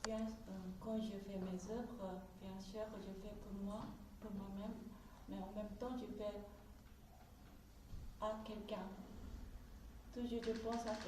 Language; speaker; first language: French; non-native, fluent; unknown